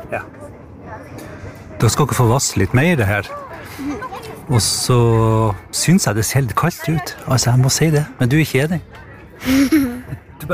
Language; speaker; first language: Norwegian; native; Norwegian